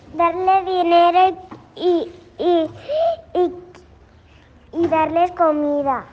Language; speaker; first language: Spanish; native; Spanish